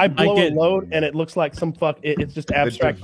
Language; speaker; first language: English; native; English